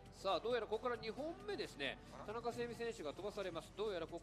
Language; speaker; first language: Japanese; native; Japanese